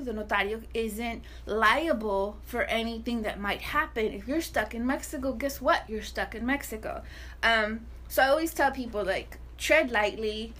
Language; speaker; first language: English; early bilingual, other home language; Spanish